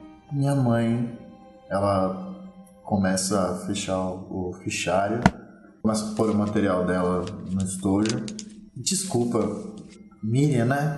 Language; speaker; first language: Portuguese; native; Portuguese